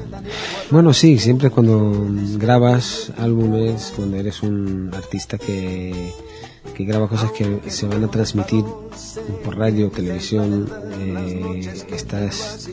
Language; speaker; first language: Spanish; non-native, fluent; Hebrew